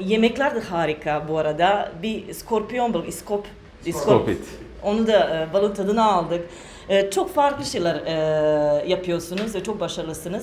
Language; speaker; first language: Turkish; non-native, fluent; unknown